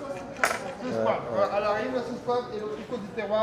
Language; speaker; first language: French; native; French